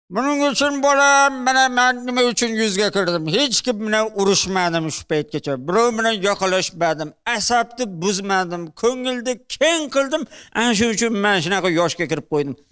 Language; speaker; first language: Uzbek; native; Uzbek